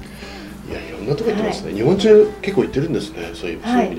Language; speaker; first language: Japanese; native; Japanese